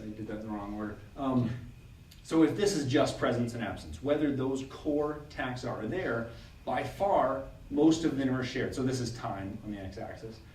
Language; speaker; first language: English; native; English